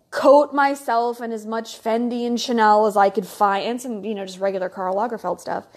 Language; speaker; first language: English; native; English